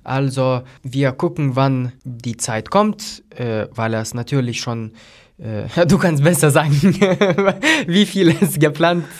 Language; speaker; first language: German; non-native, fluent; Lithuanian